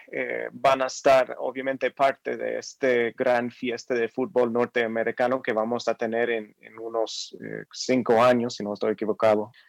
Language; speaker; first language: Spanish; non-native, fluent; English